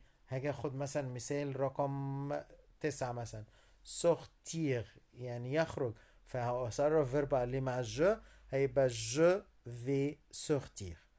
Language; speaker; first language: Arabic; native; Arabic